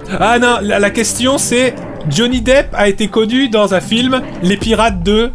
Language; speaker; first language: French; native; French